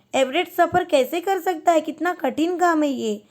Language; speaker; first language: Hindi; non-native, local second language; Marathi